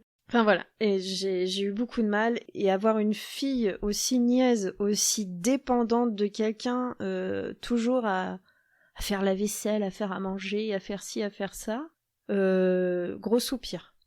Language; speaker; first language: French; native; French